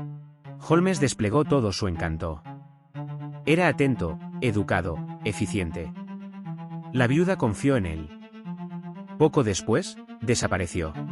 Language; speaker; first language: Spanish; native; Spanish